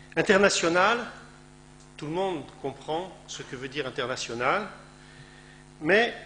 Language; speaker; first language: French; native; French